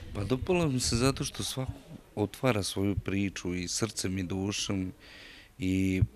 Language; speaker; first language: Serbian; native; Serbian